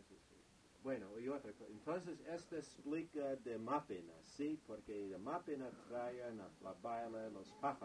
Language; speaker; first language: Spanish; non-native, fluent; English